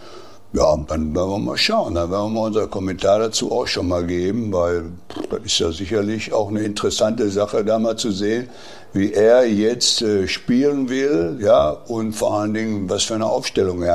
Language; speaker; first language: German; native; German